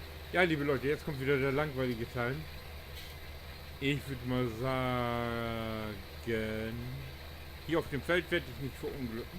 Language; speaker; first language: German; native; German